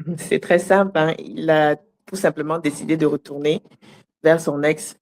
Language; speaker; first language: French; native; French